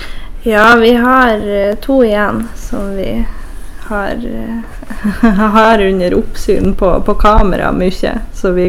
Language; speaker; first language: Norwegian; native; Norwegian